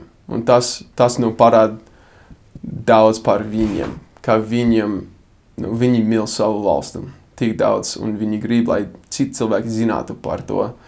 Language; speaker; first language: Latvian; non-native, fluent; English